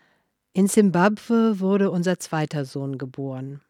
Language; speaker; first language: German; non-native, fluent; Dutch